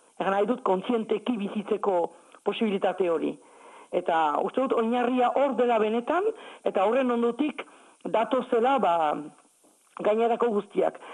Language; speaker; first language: Basque; native; Basque